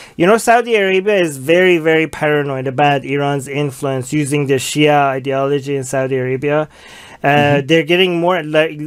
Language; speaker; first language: English; native; English